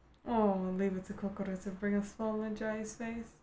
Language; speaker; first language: English; native; English